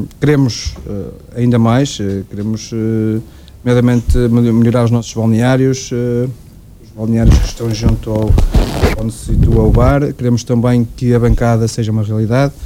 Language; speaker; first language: Portuguese; native; Portuguese